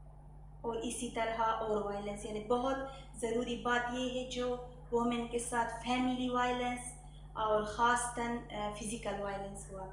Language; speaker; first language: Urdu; non-native, learner; Persian